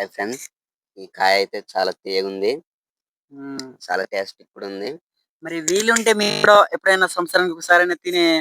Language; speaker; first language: Telugu; non-native, local second language; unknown